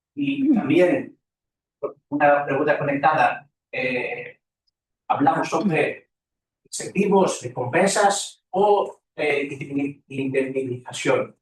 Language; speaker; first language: Spanish; non-native, fluent; Greek